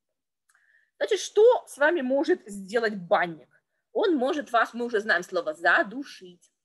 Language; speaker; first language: Russian; native; Russian